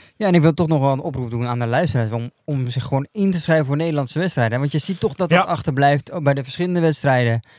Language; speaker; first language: Dutch; native; Dutch